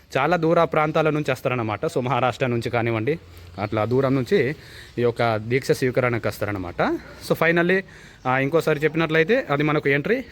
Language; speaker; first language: Telugu; non-native, local second language; Gondi